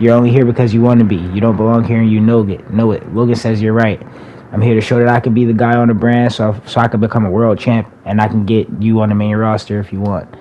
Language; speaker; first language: English; native; English